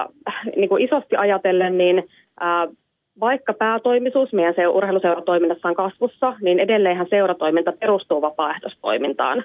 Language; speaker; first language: Finnish; native; Finnish